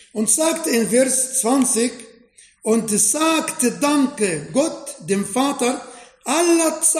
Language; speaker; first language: German; non-native, fluent; Arabic